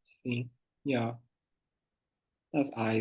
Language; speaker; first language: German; non-native, fluent; Portuguese